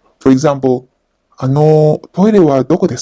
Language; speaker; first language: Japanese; non-native, learner; Filipino